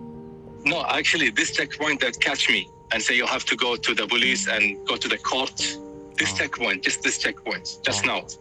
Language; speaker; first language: English; non-native, fluent; Arabic